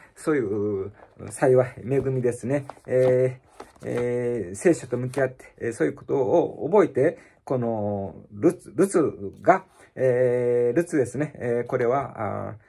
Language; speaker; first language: Japanese; native; Japanese